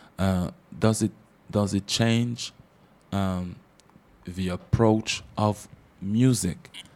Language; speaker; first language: English; non-native, learner; French